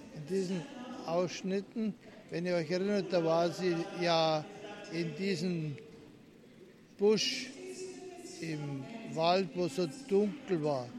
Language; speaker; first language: German; early bilingual, heritage; German